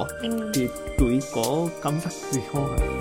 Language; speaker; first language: Vietnamese; non-native, learner; Japanese